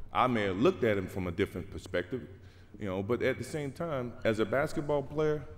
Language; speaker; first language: English; native; English